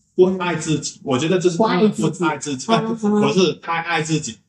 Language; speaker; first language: Chinese; non-native, local second language; Cantonese